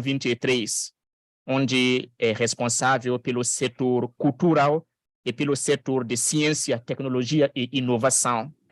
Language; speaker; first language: Portuguese; non-native, fluent; French